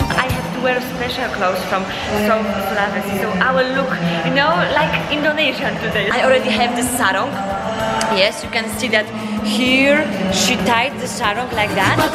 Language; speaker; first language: English; non-native, fluent; Polish